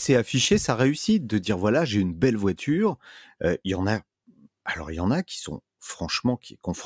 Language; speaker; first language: French; native; French